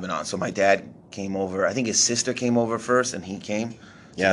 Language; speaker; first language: English; native; English